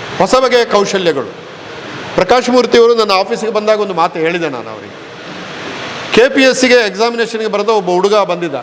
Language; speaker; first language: Kannada; native; Kannada